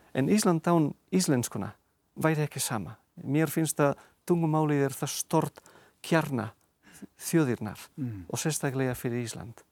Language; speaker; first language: Icelandic; non-native, fluent; Catalan